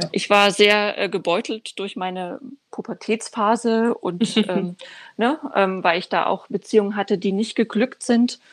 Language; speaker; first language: German; native; German